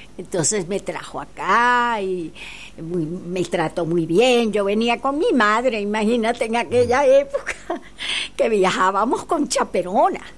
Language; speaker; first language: Spanish; native; Spanish